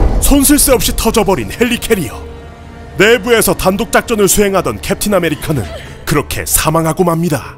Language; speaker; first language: Korean; native; Korean